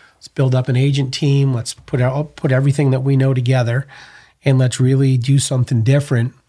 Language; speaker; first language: English; native; English